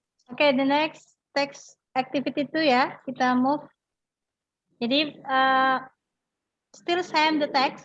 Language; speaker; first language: English; non-native, learner; Indonesian